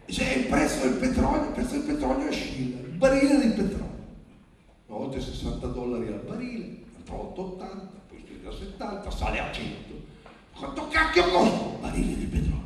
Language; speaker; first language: Italian; native; Italian